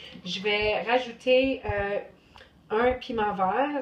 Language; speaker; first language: French; native; French